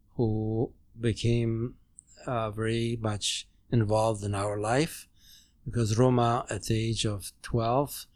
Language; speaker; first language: English; non-native, fluent; German